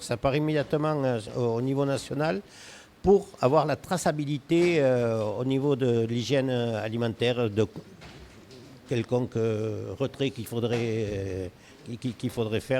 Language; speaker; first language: French; native; French